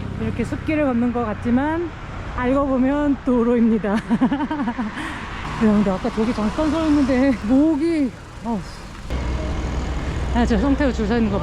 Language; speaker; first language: Korean; native; Korean